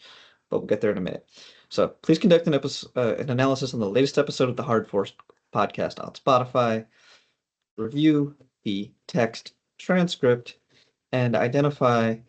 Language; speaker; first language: English; native; English